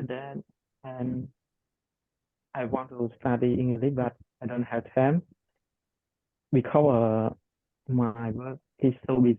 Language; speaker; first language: English; non-native, learner; Khmer